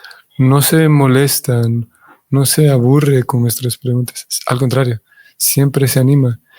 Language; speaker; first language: Spanish; native; Spanish